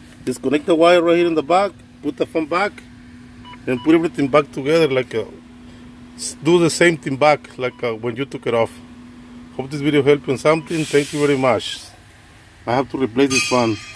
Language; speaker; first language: English; non-native, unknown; Spanish